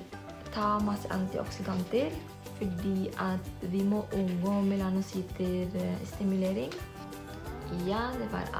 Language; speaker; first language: Norwegian; non-native, fluent; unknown